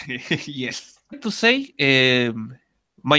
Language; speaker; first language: English; non-native, learner; Spanish